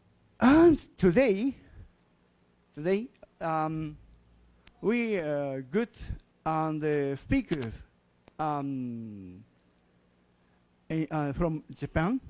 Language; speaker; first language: English; non-native, learner; Japanese